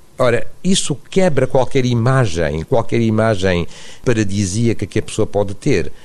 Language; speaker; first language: Portuguese; native; Portuguese